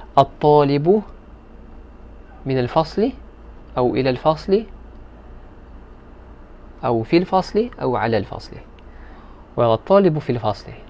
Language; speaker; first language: Arabic; non-native, fluent; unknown